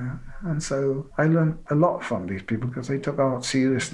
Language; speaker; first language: English; native; English